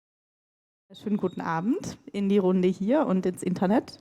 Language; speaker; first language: German; native; German